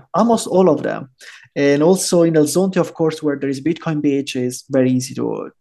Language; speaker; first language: English; non-native, fluent; Italian